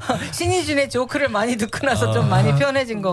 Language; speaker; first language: Korean; native; Korean